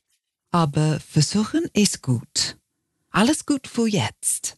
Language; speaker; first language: German; non-native, learner; English